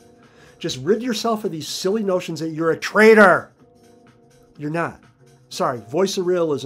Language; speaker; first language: English; native; English